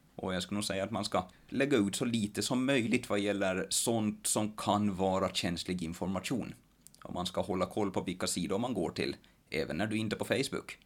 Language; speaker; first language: Swedish; native; Swedish